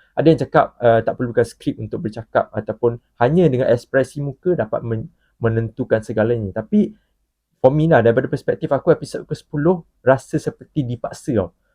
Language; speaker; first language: Malay; native; Malay